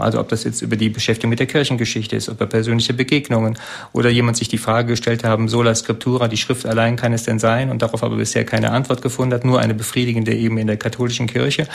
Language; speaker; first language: German; native; German